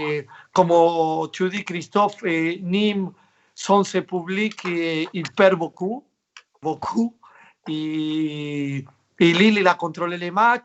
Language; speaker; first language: French; non-native, fluent; Spanish